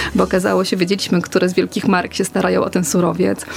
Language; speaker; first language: Polish; native; Polish